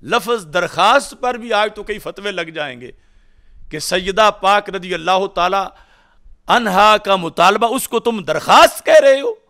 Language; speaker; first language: Urdu; non-native, local second language; Punjabi